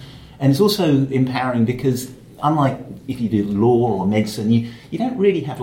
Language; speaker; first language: English; native; English